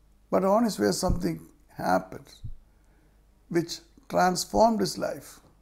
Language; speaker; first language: English; non-native, local second language; Malayalam